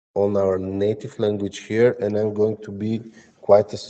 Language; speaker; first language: English; non-native, fluent; Bulgarian